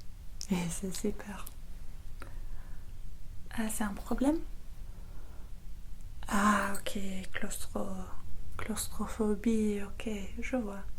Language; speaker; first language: French; non-native, fluent; English